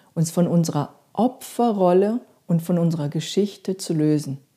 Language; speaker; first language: German; non-native, fluent; Korean